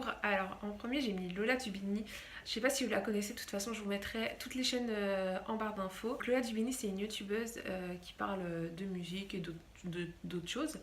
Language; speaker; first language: French; native; French